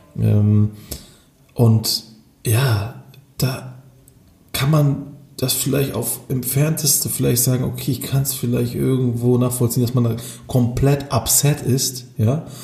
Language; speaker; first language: German; early bilingual, other home language; Turkish